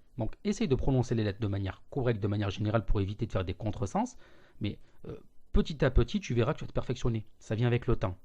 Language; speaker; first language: French; native; French